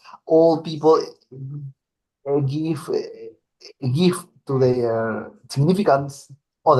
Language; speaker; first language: English; non-native, learner; Spanish